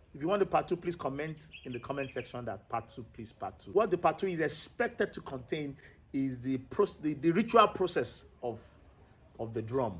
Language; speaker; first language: English; non-native, local second language; Yoruba